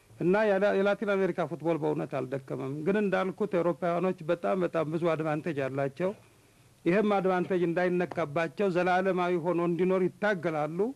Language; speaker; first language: Amharic; native; Amharic